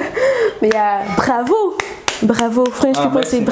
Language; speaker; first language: English; non-native, local second language; French